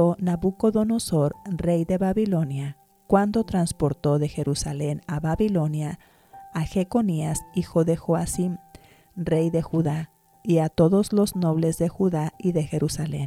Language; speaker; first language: Spanish; native; Spanish